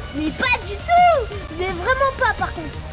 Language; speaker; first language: French; native; French